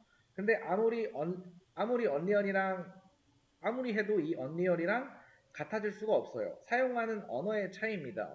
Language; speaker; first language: Korean; native; Korean